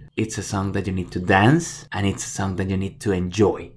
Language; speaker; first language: English; non-native, fluent; Spanish